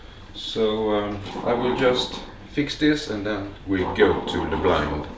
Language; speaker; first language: English; non-native, fluent; Swedish